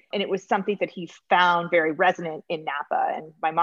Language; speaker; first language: English; native; English